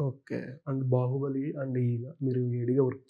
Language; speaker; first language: Telugu; native; Telugu